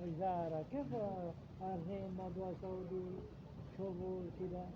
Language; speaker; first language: Arabic; non-native, learner; Filipino